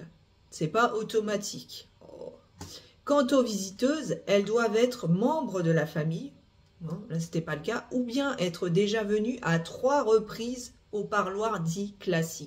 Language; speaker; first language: French; native; French